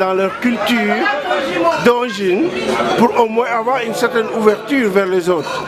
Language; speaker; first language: French; non-native, local second language; Wolof